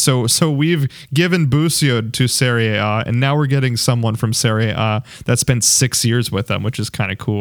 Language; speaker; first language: English; native; English